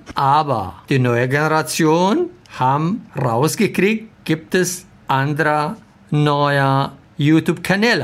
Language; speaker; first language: German; non-native, learner; Arabic